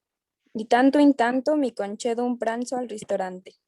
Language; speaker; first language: Italian; non-native, learner; Spanish